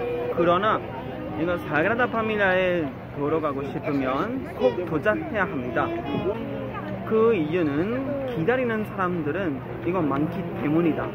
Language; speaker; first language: Korean; non-native, learner; Spanish